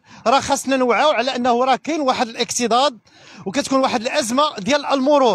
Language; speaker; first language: Arabic; native; Arabic